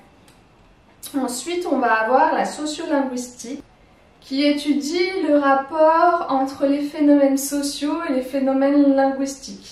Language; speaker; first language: French; native; French